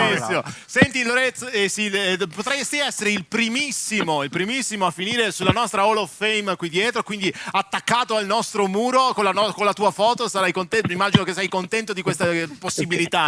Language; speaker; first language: Italian; native; Italian